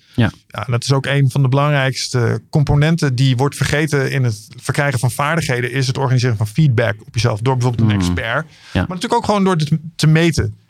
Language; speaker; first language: Dutch; native; Dutch